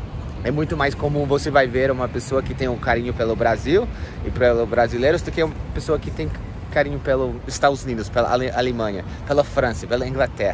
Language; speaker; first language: Portuguese; non-native, fluent; English